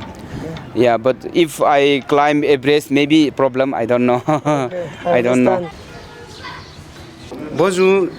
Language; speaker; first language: English; non-native, learner; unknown